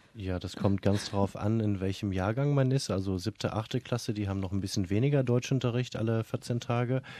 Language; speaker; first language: German; native; German